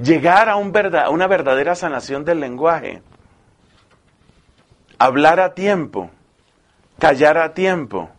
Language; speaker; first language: Spanish; native; Spanish